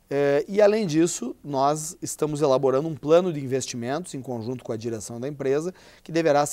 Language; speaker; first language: Portuguese; native; Portuguese